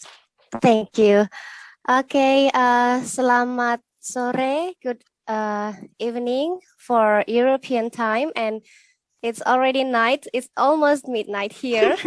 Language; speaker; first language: English; non-native, fluent; Indonesian